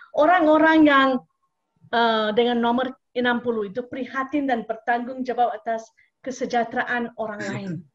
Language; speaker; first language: Indonesian; non-native, fluent; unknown